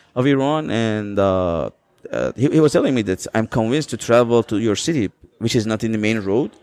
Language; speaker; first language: English; non-native, fluent; Azerbaijani